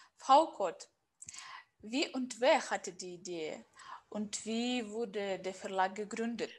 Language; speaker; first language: German; non-native, fluent; Russian